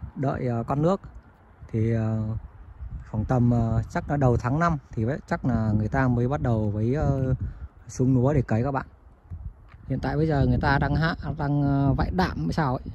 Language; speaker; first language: Vietnamese; native; Vietnamese